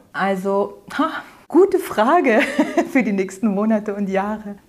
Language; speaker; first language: German; native; German